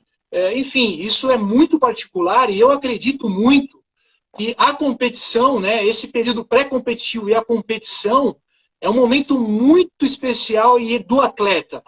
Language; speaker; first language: Portuguese; native; Portuguese